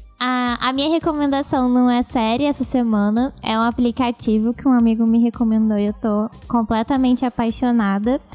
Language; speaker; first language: Portuguese; native; Portuguese